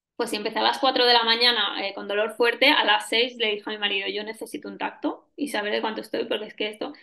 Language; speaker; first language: Spanish; native; Spanish